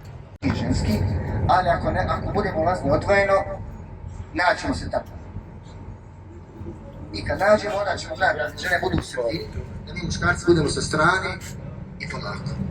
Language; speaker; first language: Bosnian; native; Bosnian